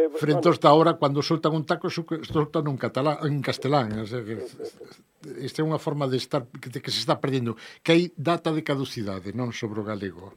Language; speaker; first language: Galician; native; Galician